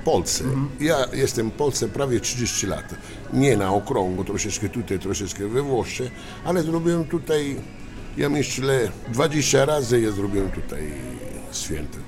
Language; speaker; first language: Polish; non-native, learner; Italian